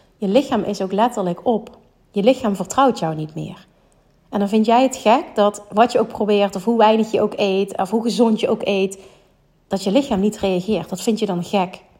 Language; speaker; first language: Dutch; native; Dutch